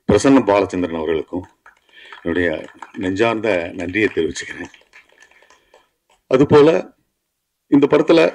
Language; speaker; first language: Tamil; native; Tamil